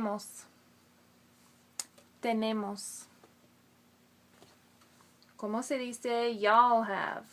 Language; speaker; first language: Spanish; non-native, fluent; English